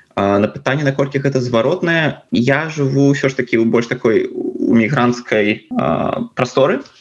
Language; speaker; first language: Belarusian; non-native, local second language; Russian